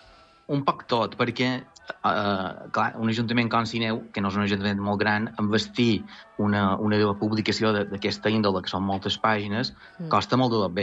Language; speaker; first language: Catalan; native; Catalan